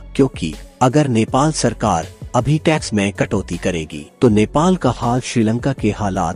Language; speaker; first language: Hindi; non-native, local second language; Nepali